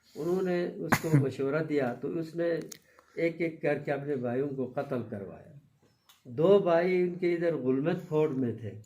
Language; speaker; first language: Urdu; non-native, local second language; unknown